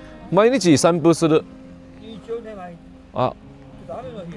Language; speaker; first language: Japanese; non-native, learner; Chinese